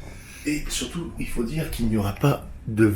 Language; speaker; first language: French; native; French